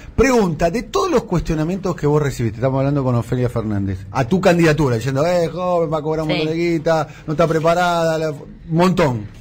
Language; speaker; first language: Spanish; native; Spanish